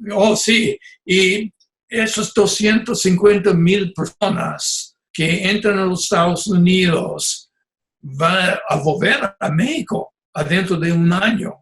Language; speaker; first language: Spanish; non-native, fluent; English